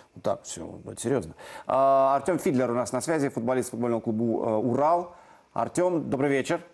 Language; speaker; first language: Russian; native; Russian